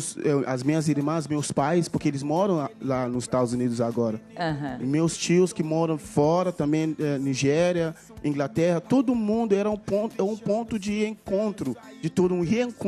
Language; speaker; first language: Portuguese; non-native, fluent; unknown